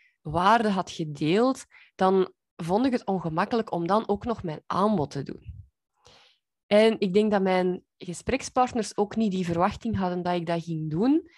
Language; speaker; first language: Dutch; native; Dutch